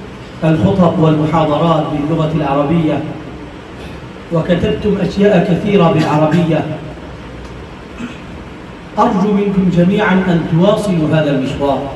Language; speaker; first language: Arabic; non-native, fluent; Bangla